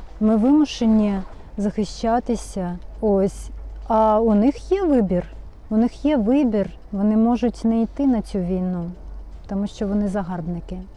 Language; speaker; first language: Ukrainian; non-native, local second language; Russian